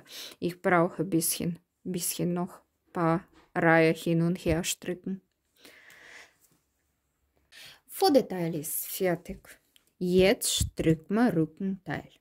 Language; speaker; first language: German; non-native, learner; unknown